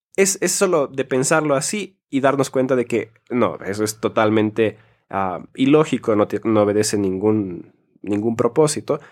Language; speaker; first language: Spanish; early bilingual, heritage; Spanish